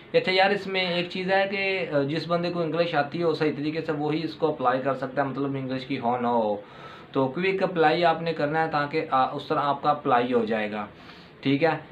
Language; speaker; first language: Urdu; non-native, local second language; Punjabi